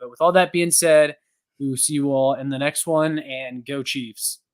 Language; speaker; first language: English; native; English